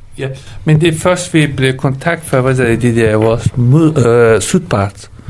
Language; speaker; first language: Danish; non-native, learner; Persian